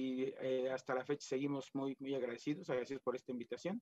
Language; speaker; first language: Spanish; native; Spanish